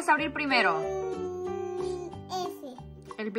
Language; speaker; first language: Spanish; native; Spanish